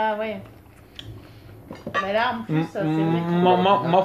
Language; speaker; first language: French; native; French